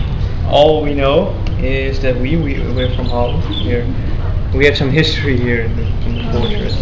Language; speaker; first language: English; non-native, fluent; Dutch